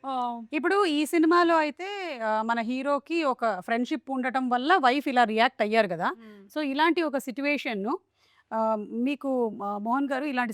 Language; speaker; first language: Telugu; native; Telugu